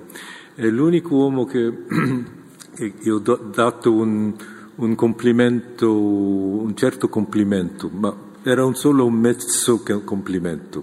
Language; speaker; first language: Italian; non-native, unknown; Korean